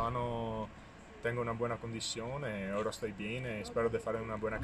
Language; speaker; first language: Spanish; non-native, learner; Italian